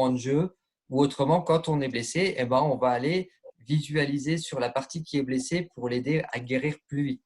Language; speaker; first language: French; native; French